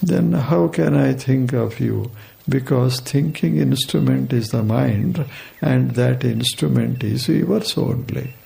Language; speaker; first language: English; non-native, local second language; Kannada